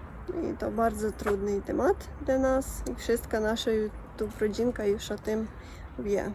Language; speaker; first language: Polish; non-native, learner; Russian